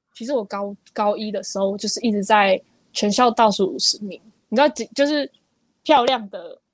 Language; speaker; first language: Chinese; native; Chinese